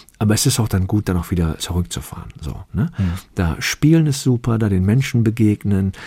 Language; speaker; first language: German; early bilingual, other home language; Turkish